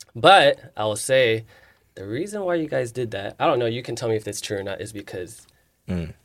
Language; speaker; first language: English; early bilingual, other home language; Chinese